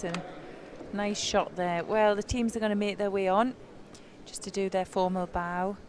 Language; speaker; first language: English; native; English